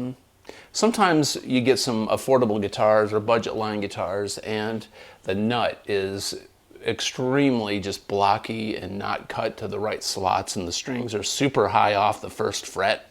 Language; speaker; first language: English; native; English